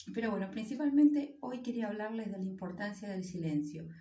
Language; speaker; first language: Spanish; native; Spanish